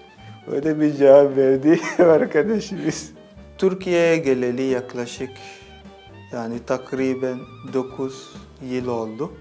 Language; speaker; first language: Turkish; non-native, fluent; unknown